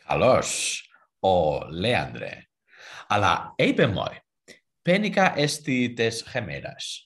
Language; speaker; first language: Greek; non-native, learner; German